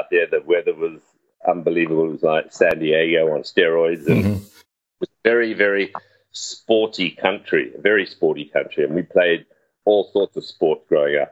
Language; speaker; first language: English; native; English